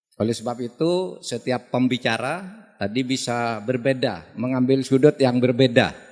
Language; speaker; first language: Indonesian; non-native, local second language; Madurese